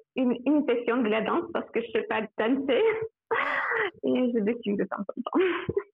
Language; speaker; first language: French; non-native, fluent; Russian